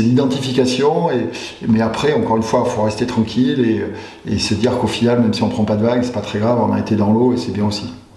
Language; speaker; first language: French; native; French